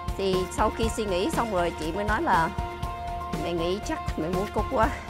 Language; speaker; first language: Vietnamese; early bilingual, heritage; Vietnamese